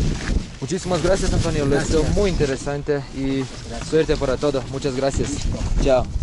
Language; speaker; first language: Spanish; non-native, learner; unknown